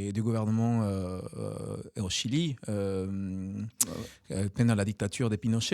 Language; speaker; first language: French; non-native, fluent; Spanish